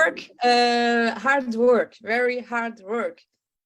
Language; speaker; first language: English; non-native, learner; French